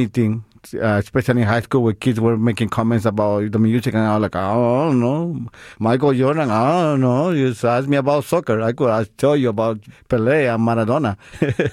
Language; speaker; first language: English; non-native, fluent; Spanish